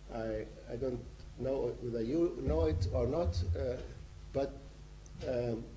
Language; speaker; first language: English; non-native, fluent; Arabic